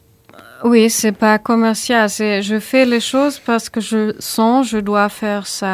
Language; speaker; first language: French; non-native, learner; German